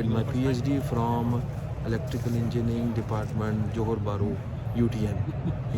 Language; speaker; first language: English; non-native, learner; Urdu